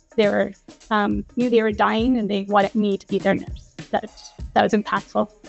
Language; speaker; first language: English; native; English